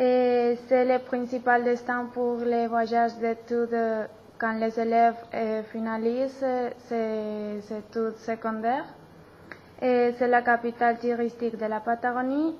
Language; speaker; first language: French; non-native, learner; Spanish